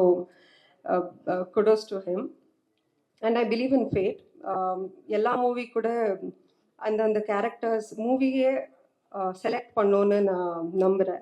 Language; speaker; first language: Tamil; non-native, learner; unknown